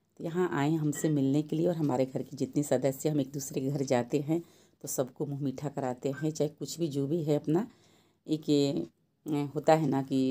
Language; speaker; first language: Hindi; native; Hindi